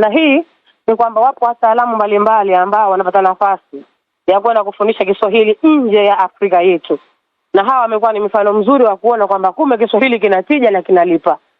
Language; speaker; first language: Swahili; native; Swahili